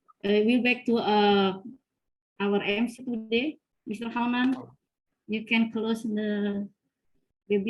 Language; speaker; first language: English; non-native, fluent; Indonesian